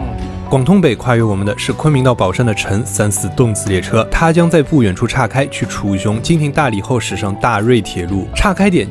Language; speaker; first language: Chinese; native; Chinese